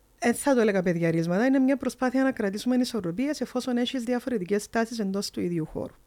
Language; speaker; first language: Greek; early bilingual, heritage; Greek